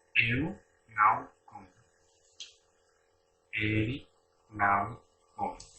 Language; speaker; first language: Portuguese; non-native, learner; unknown